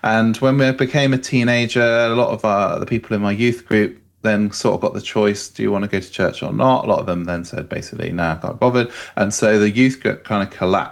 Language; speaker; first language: English; native; English